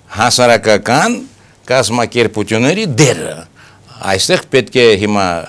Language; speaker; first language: Armenian; native; Armenian